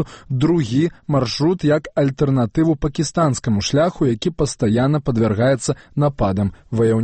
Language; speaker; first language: Belarusian; native; Belarusian